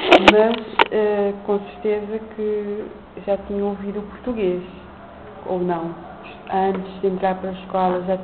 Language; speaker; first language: Portuguese; non-native, local second language; Kabuverdianu